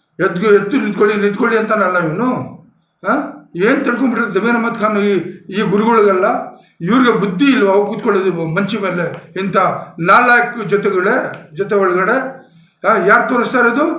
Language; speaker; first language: Kannada; non-native, local second language; Urdu